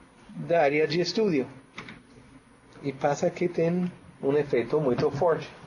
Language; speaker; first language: Spanish; non-native, fluent; English